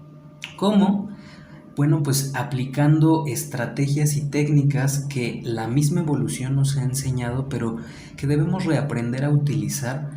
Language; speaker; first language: Spanish; native; Spanish